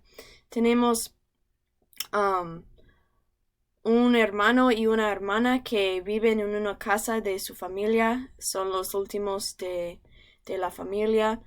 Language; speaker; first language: Spanish; non-native, learner; English